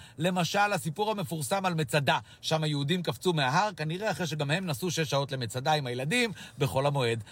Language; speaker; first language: Hebrew; native; Hebrew